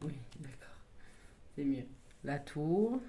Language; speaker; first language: French; native; French